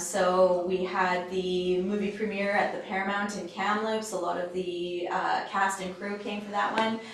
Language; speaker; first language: English; native; English